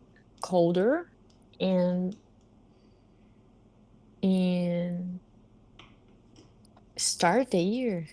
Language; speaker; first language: English; non-native, learner; Portuguese